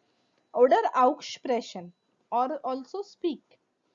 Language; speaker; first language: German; non-native, fluent; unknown